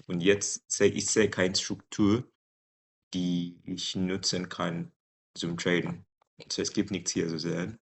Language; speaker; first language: German; non-native, fluent; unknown